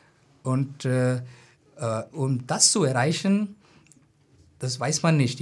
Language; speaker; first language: German; non-native, fluent; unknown